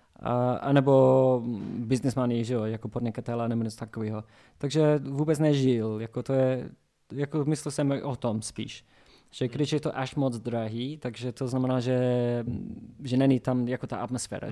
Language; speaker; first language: Czech; non-native, learner; English